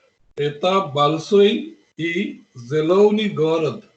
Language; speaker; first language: Russian; non-native, learner; Hindi